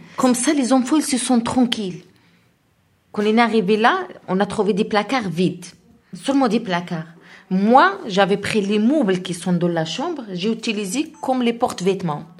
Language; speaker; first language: French; non-native, learner; Arabic